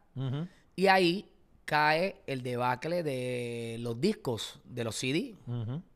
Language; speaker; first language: Spanish; native; Spanish